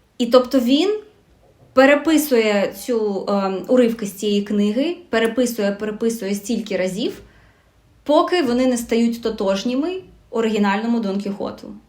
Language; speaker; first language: Ukrainian; non-native, local second language; Russian